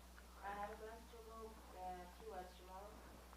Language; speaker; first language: English; non-native, learner; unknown